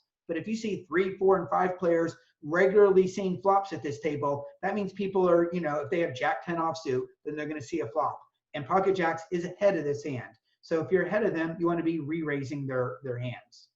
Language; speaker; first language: English; native; English